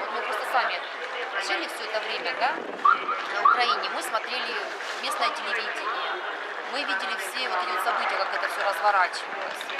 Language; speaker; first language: Russian; native; Russian